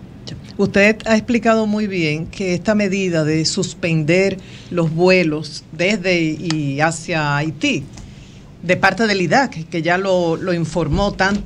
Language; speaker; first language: Spanish; native; Spanish